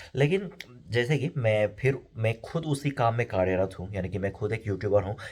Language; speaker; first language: Hindi; non-native, fluent; Korean